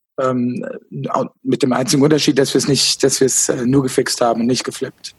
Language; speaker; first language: German; native; German